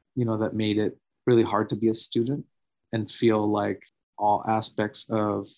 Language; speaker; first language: English; native; English